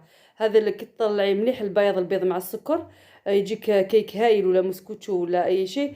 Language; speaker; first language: Arabic; native; Arabic